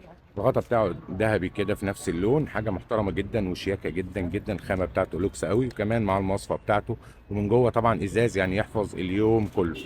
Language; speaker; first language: Arabic; native; Arabic